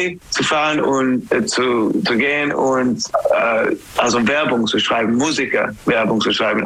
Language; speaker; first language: German; non-native, learner; English